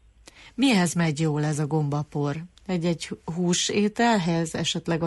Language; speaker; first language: Hungarian; native; Hungarian